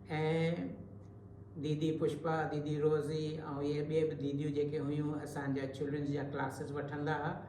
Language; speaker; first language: Sindhi; early bilingual, heritage; Sindhi